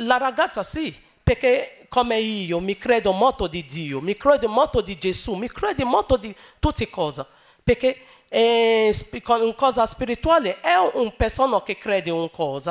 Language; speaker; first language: Italian; non-native, learner; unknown